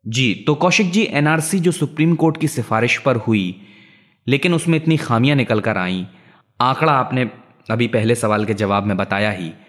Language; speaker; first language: Hindi; native; Hindi